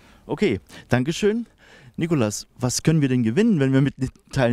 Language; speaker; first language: German; native; German